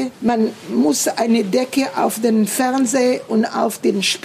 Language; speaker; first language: German; early bilingual, heritage; German